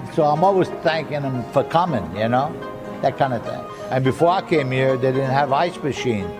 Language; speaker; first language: English; early bilingual, other home language; French